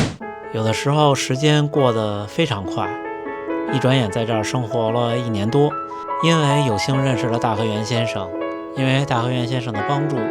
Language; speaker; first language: Chinese; native; Chinese